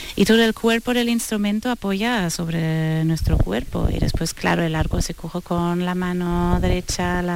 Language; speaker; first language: Spanish; non-native, fluent; German